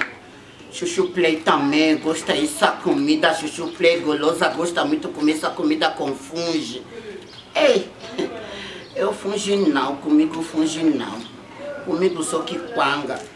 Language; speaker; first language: Portuguese; non-native, learner; Lingala